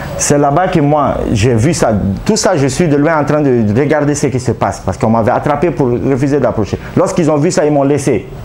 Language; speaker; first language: French; non-native, local second language; Arabic